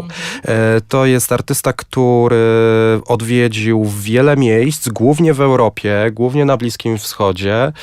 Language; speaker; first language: Polish; native; Polish